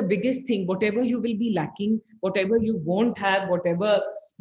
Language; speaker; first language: English; non-native, local second language; Hindi